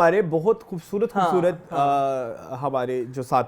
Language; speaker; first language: Hindi; non-native, local second language; Punjabi